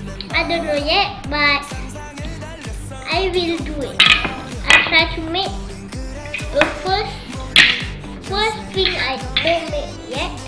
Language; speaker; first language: English; non-native, learner; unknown